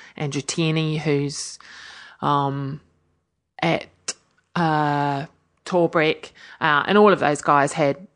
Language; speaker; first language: English; native; English